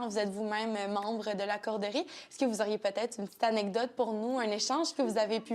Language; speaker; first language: French; native; French